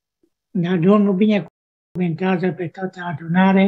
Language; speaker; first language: Romanian; non-native, local second language; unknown